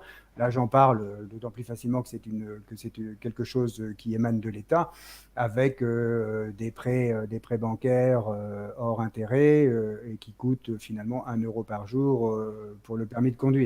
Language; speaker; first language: French; native; French